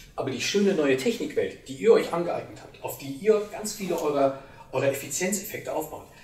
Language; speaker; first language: German; native; German